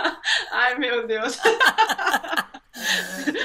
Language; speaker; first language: Portuguese; native; Portuguese